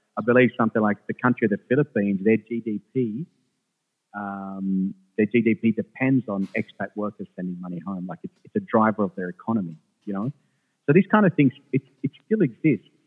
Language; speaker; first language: English; early bilingual, other home language; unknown